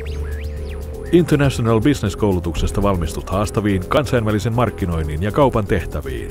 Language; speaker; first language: Finnish; native; Finnish